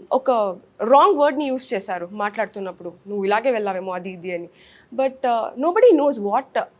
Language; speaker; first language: Telugu; native; Telugu